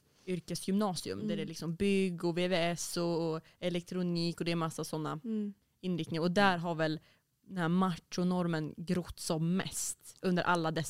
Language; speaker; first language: Swedish; native; Swedish